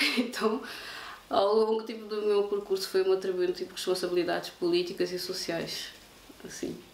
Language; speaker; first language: Portuguese; non-native, local second language; Kabuverdianu